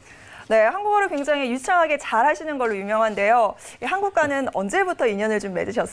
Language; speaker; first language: Korean; native; Korean